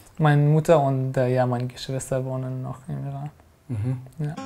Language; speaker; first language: German; non-native, learner; Persian